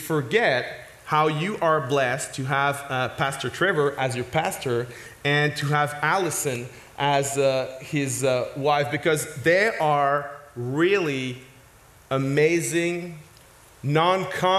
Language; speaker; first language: English; non-native, fluent; French